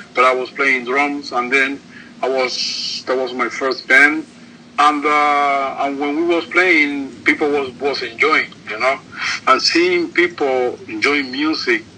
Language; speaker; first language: English; non-native, learner; Spanish